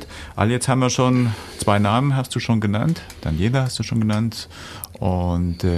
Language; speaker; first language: German; native; German